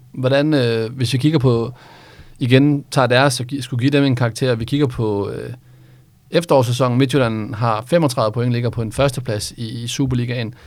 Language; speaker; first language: Danish; native; Danish